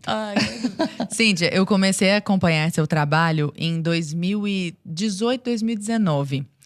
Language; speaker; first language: Portuguese; native; Portuguese